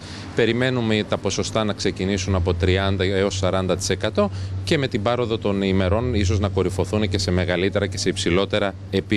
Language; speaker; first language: Greek; native; Greek